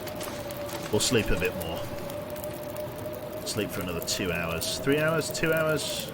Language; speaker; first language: English; native; English